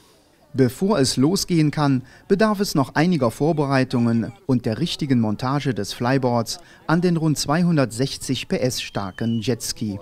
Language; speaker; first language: German; native; German